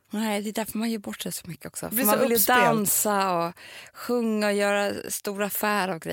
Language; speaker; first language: Swedish; native; Swedish